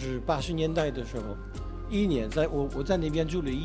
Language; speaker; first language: Chinese; non-native, fluent; French